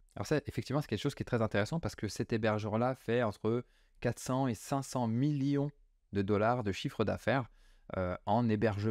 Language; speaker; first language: French; native; French